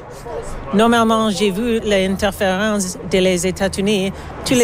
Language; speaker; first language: French; non-native, learner; English